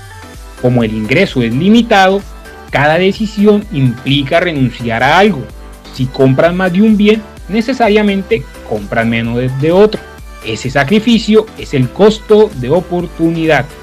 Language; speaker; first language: Spanish; native; Spanish